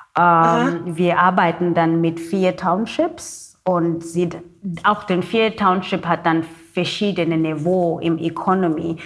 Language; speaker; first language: German; non-native, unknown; Xhosa